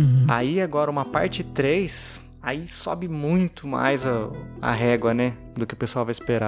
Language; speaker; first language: Portuguese; native; Portuguese